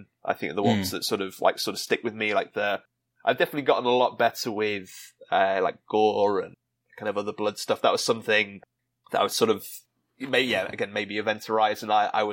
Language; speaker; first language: English; native; English